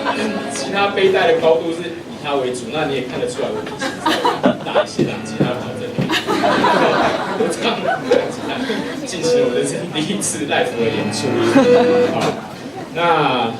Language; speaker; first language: Chinese; native; Chinese